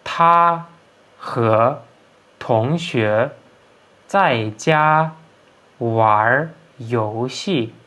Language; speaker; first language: Chinese; non-native, fluent; Turkmen